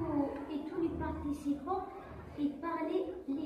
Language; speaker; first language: French; non-native, learner; Kabyle